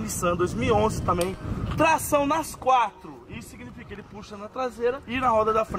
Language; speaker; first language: Portuguese; native; Portuguese